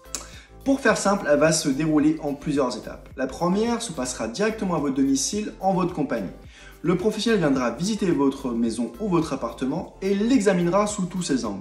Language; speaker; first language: French; native; French